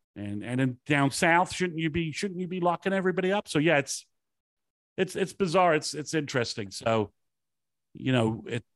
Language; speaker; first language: English; native; English